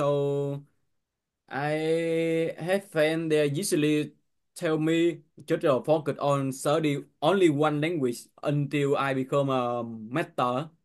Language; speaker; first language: English; non-native, learner; Vietnamese